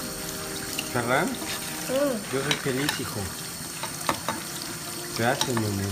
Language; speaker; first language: Spanish; native; Spanish